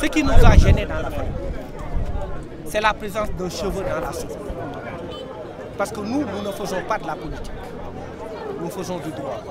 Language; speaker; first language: French; non-native, local second language; Wolof